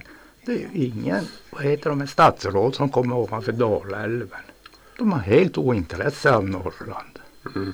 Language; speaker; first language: Swedish; native; Swedish